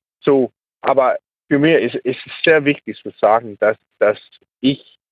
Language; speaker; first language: German; non-native, learner; Danish